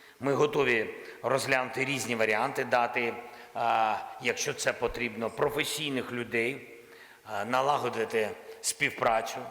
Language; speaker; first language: Ukrainian; non-native, local second language; Russian